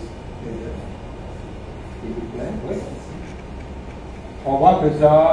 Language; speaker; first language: French; non-native, fluent; German